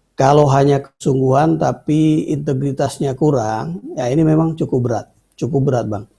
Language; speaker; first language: Indonesian; native; Indonesian